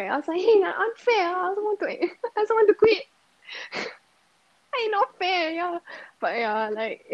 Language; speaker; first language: English; native; English